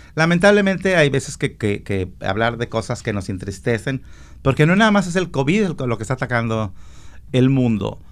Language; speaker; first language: Spanish; native; Spanish